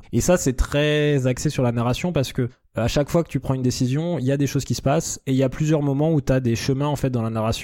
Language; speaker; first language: French; native; French